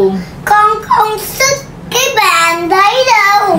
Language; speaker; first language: Vietnamese; early bilingual, heritage; Vietnamese